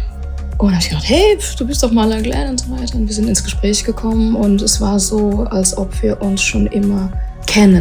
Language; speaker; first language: German; native; German